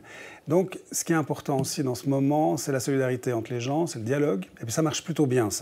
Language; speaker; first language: French; native; French